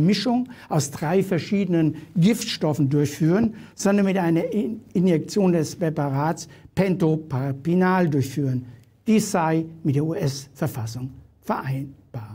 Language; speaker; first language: German; native; German